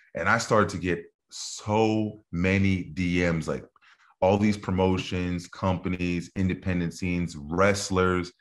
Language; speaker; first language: English; native; English